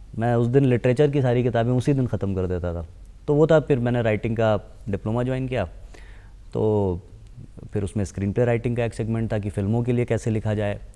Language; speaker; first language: Hindi; native; Hindi